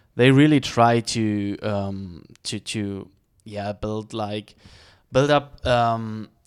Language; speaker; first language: English; non-native, fluent; German